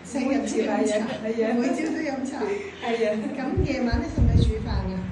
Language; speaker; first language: Cantonese; native; Cantonese